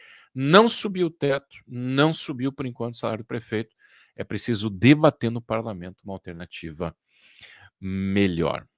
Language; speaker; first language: Portuguese; native; Portuguese